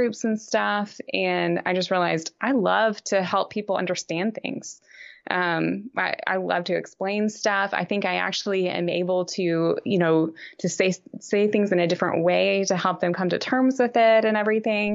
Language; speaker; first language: English; native; English